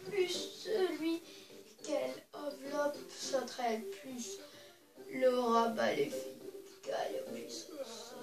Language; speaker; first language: French; native; French